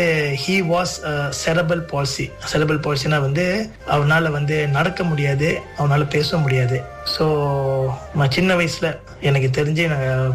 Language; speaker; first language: Tamil; early bilingual, heritage; Tamil